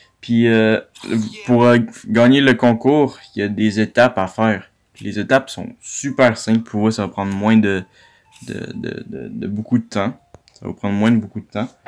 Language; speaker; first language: French; native; French